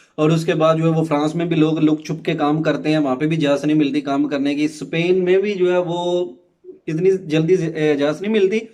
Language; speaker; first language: Urdu; non-native, local second language; Punjabi